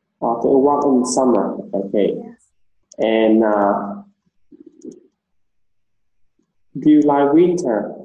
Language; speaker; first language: English; non-native, learner; Vietnamese